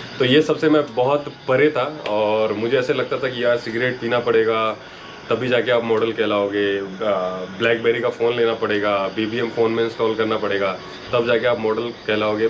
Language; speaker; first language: Hindi; non-native, local second language; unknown